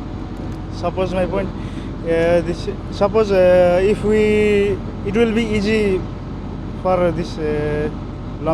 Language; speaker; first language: English; non-native, learner; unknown